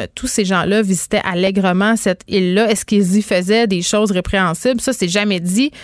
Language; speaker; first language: French; native; French